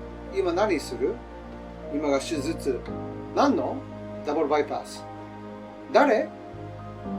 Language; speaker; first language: Japanese; non-native, learner; English